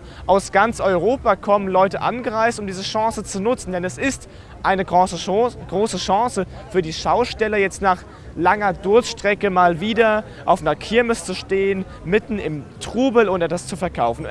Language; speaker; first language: German; native; German